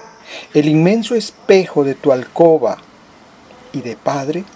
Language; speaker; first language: Spanish; native; Spanish